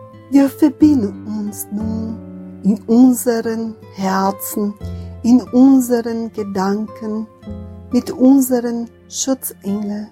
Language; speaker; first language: German; non-native, fluent; Portuguese